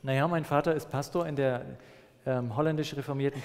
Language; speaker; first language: German; non-native, fluent; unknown